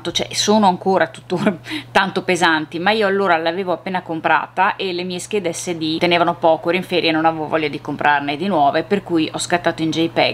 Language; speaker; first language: Italian; native; Italian